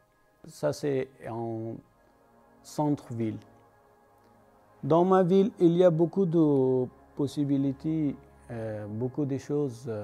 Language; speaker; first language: French; non-native, learner; Persian